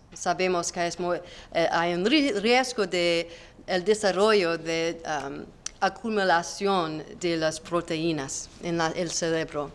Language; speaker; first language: Spanish; non-native, learner; English